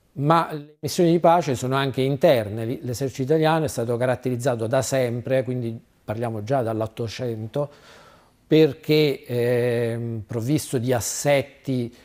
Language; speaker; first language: Italian; native; Italian